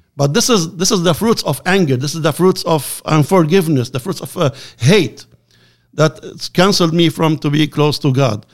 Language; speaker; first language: English; non-native, learner; Arabic